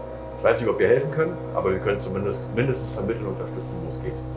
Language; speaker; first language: German; native; German